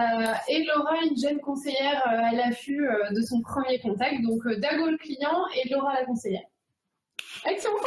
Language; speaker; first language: French; native; French